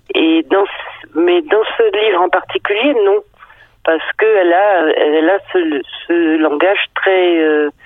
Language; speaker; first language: French; early bilingual, other home language; Danish